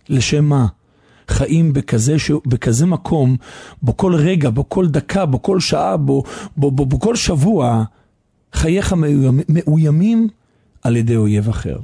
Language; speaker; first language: Hebrew; native; Hebrew